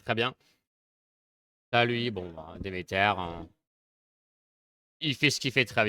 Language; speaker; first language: French; native; French